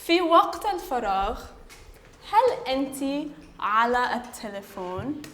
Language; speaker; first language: Arabic; non-native, fluent; English